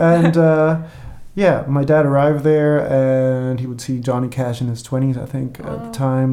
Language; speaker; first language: English; non-native, fluent; Spanish